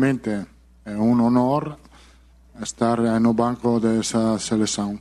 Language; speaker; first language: Portuguese; non-native, learner; Spanish